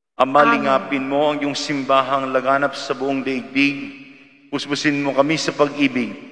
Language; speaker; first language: Filipino; native; Filipino